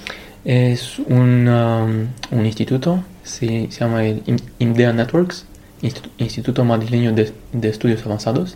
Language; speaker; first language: Spanish; non-native, fluent; Romanian